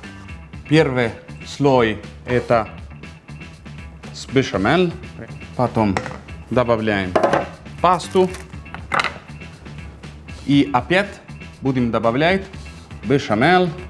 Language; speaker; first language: Russian; non-native, fluent; Italian